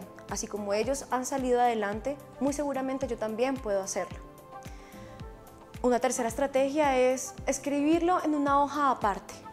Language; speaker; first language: Spanish; native; Spanish